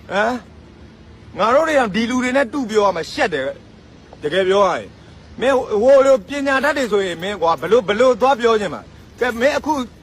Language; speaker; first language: Burmese; native; Burmese